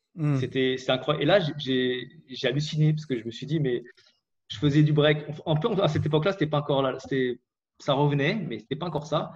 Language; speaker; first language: French; native; French